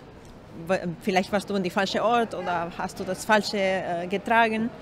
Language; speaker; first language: German; non-native, learner; Spanish